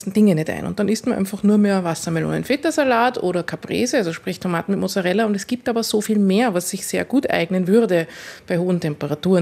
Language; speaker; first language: German; native; German